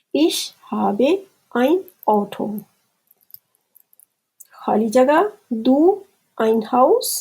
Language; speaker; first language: German; non-native, fluent; Urdu